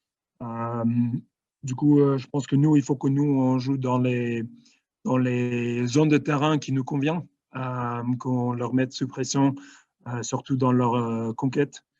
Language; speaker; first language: French; non-native, fluent; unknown